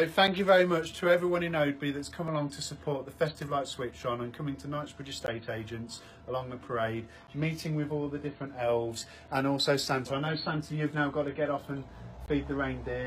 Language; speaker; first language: English; native; English